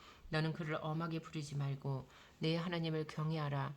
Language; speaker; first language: Korean; native; Korean